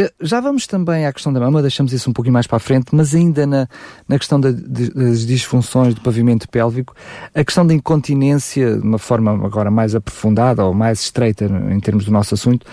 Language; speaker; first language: Portuguese; native; Portuguese